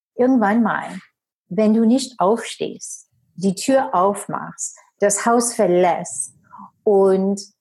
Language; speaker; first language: German; non-native, fluent; English